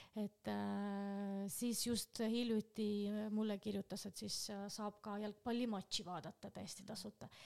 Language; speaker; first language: Estonian; non-native, local second language; Russian